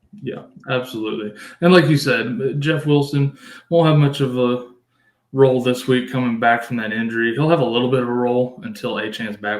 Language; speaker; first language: English; native; English